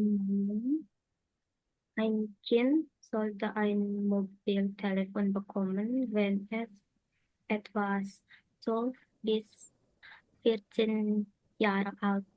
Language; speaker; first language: German; non-native, learner; Indonesian